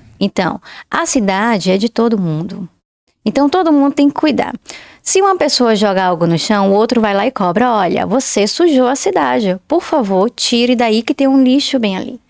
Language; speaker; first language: Portuguese; native; Portuguese